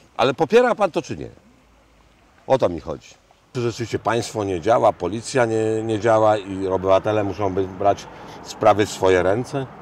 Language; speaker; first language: Polish; native; Polish